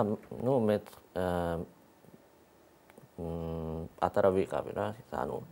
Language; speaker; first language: Georgian; non-native, fluent; Japanese